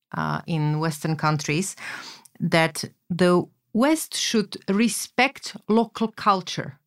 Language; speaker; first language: English; non-native, fluent; Slovak